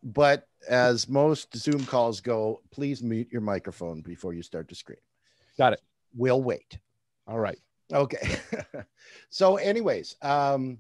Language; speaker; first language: English; native; English